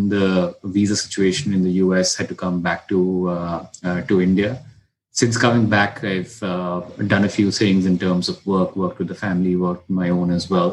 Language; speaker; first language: English; non-native, local second language; Hindi